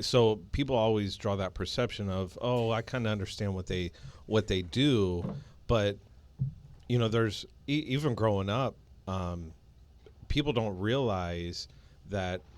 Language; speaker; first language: English; native; English